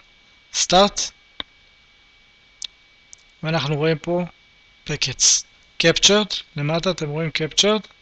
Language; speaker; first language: Hebrew; native; Hebrew